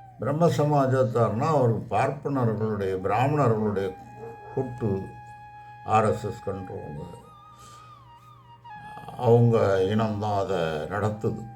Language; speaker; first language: Tamil; native; Tamil